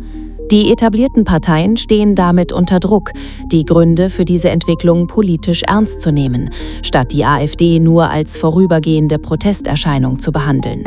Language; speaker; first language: German; native; German